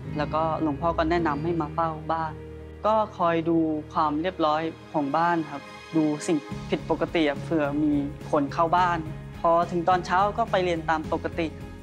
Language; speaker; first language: Thai; non-native, local second language; Karen languages